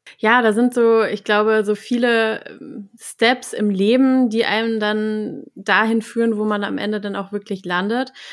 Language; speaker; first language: German; native; German